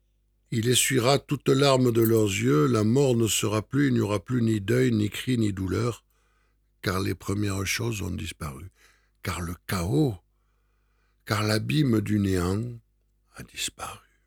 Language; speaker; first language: French; native; French